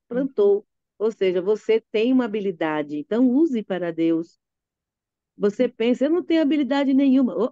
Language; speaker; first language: Portuguese; native; Portuguese